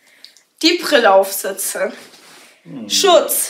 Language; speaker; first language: German; non-native, learner; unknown